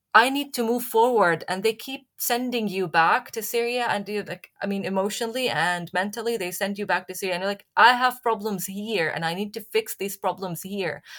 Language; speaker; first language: English; non-native, fluent; Arabic